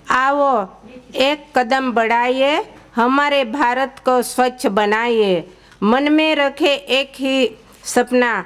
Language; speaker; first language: Hindi; non-native, local second language; Gujarati